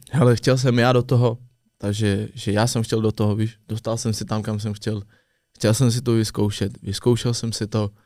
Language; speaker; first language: Czech; non-native, fluent; French